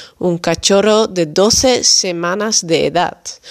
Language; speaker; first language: Spanish; non-native, fluent; Dutch